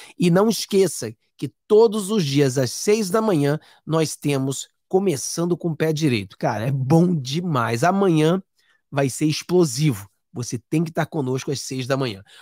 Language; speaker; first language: Portuguese; native; Portuguese